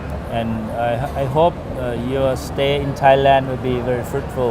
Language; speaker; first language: English; non-native, fluent; Thai